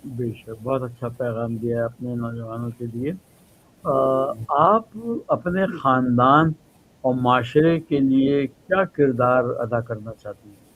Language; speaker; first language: Urdu; native; Urdu